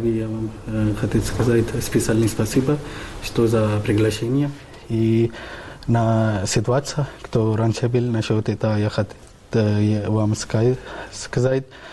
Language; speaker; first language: Russian; non-native, learner; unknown